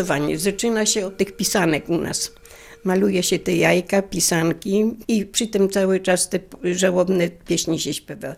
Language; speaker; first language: Polish; native; Polish